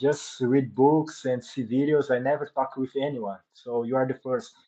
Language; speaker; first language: English; non-native, learner; Portuguese